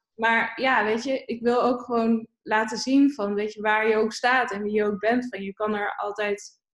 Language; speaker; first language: Dutch; native; Dutch